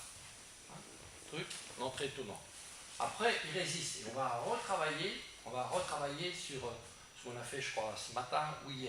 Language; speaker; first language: French; native; French